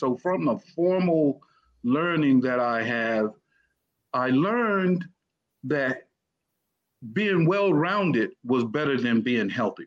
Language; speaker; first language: English; native; English